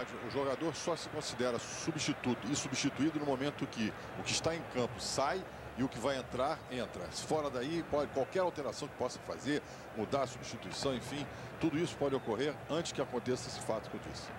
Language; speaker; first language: Portuguese; native; Portuguese